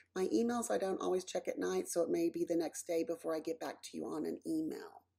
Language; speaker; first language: English; native; English